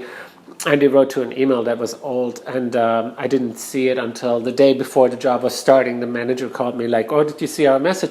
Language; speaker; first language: English; non-native, fluent; German